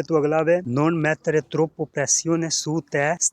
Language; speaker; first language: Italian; non-native, learner; Punjabi